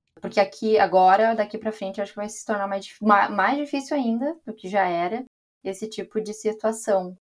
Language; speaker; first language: Portuguese; native; Portuguese